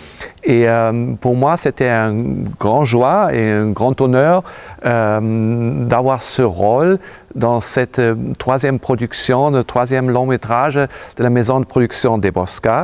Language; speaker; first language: French; non-native, fluent; German